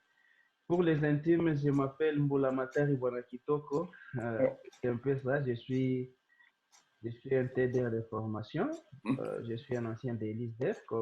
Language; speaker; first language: French; non-native, local second language; Swahili